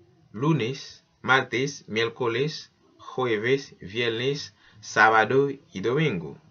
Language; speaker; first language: Spanish; non-native, learner; Haitian Creole